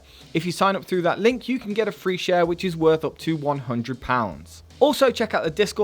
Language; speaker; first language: English; native; English